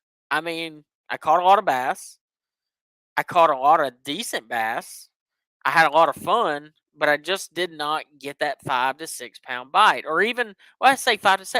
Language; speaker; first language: English; native; English